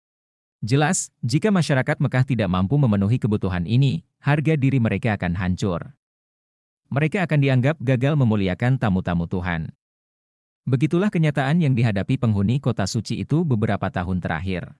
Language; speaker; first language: Indonesian; native; Indonesian